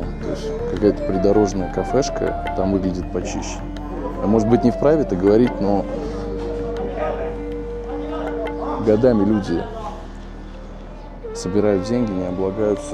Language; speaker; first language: Russian; native; Russian